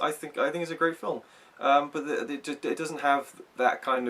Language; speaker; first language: English; native; English